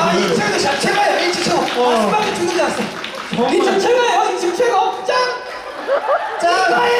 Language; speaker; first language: Korean; native; Korean